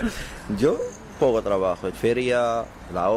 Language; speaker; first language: Spanish; non-native, learner; Arabic